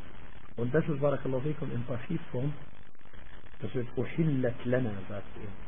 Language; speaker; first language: German; non-native, fluent; Arabic